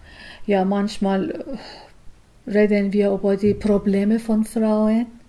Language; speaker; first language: German; non-native, learner; Persian